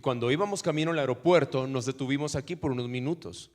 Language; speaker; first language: Spanish; native; Spanish